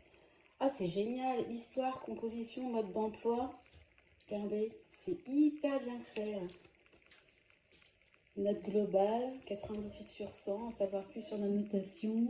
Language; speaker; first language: French; native; French